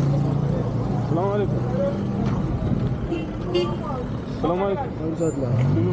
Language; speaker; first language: French; non-native, learner; English